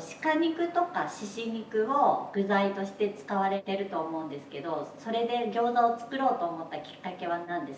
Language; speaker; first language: Japanese; native; Japanese